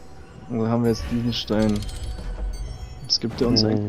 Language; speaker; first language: German; native; German